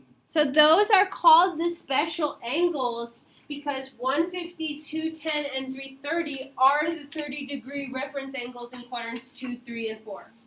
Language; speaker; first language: English; native; English